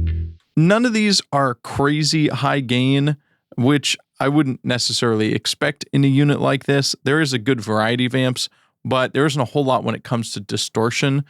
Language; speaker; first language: English; native; English